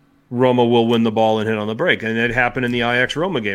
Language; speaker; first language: English; native; English